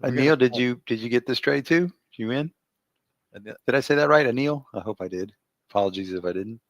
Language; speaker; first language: English; native; English